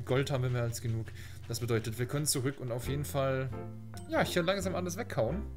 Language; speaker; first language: German; native; German